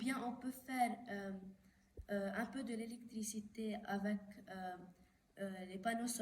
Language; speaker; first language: French; non-native, local second language; Arabic